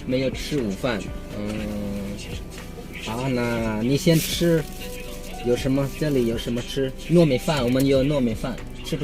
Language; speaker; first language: Chinese; non-native, fluent; Lao